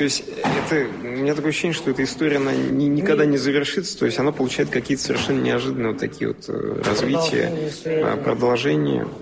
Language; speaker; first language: Russian; native; Russian